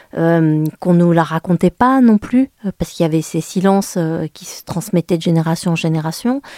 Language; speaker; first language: French; early bilingual, other home language; Vietnamese